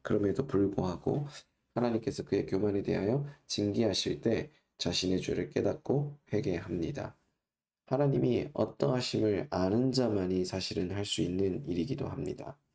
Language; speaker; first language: Korean; native; Korean